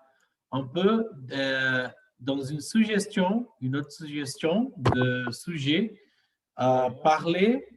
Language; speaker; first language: French; non-native, fluent; Portuguese